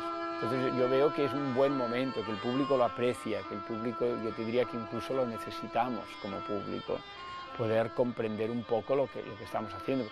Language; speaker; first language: Spanish; non-native, local second language; Catalan